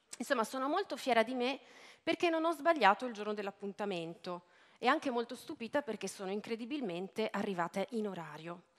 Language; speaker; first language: Italian; native; Italian